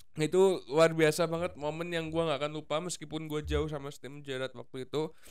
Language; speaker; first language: Indonesian; native; Indonesian